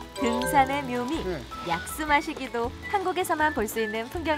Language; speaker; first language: Korean; native; Korean